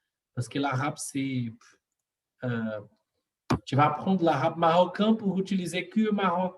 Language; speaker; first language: French; non-native, learner; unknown